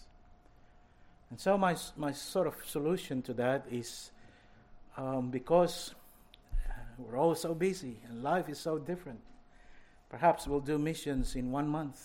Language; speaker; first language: English; non-native, local second language; Filipino